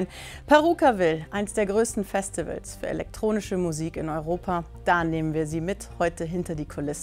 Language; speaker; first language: German; native; German